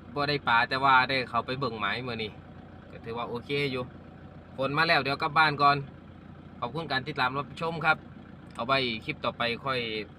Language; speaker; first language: Thai; native; Thai